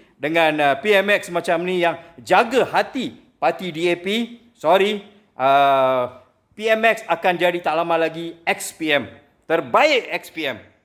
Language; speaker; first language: Malay; non-native, local second language; Tamil